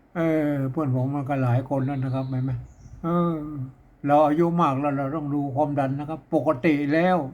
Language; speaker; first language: Thai; native; Thai